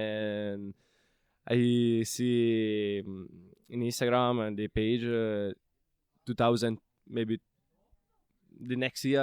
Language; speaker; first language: English; non-native, learner; Italian